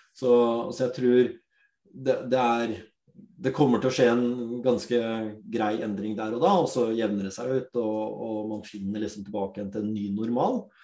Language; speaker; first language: Norwegian; early bilingual, other home language; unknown